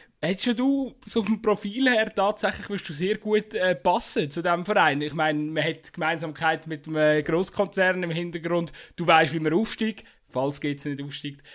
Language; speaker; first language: German; native; German